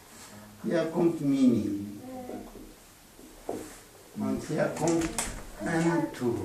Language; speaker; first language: German; non-native, fluent; Pashto